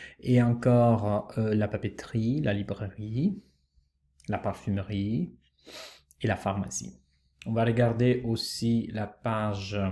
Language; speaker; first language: French; non-native, fluent; Italian